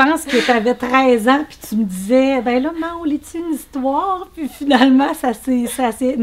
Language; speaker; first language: French; native; French